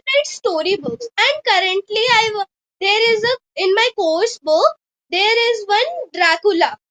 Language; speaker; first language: English; non-native, local second language; Hindi